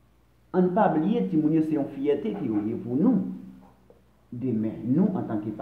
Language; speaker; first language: French; non-native, local second language; Haitian Creole